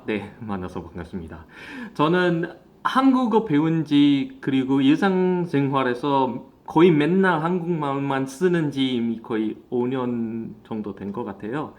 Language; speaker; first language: Korean; non-native, fluent; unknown